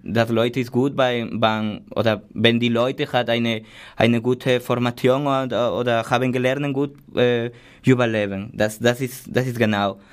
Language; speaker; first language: German; non-native, learner; Spanish